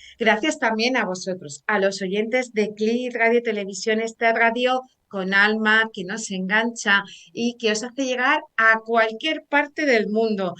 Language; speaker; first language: Spanish; native; Spanish